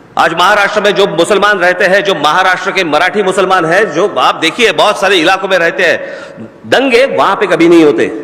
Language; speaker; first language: Hindi; non-native, local second language; Marathi